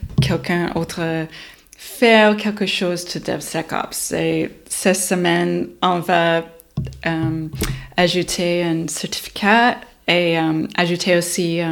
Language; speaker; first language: French; non-native, learner; English